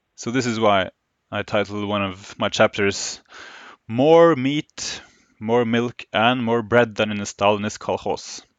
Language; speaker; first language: English; non-native, fluent; Norwegian